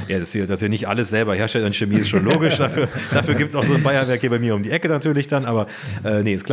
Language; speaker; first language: German; native; German